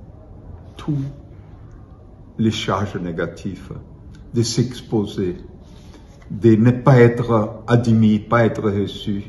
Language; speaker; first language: French; non-native, fluent; Portuguese